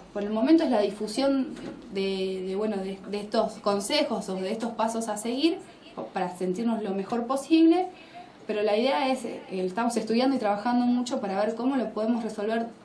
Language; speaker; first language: Spanish; native; Spanish